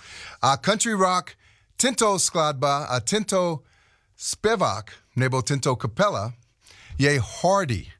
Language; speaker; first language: Czech; non-native, learner; English